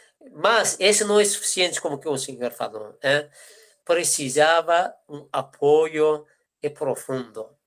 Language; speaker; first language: Portuguese; non-native, fluent; Persian